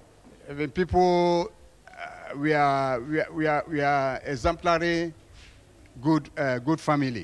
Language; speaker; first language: English; non-native, local second language; Igbo